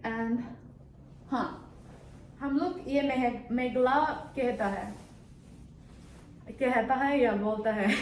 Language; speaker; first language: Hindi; non-native, local second language; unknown